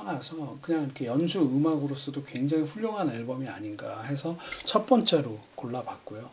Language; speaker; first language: Korean; native; Korean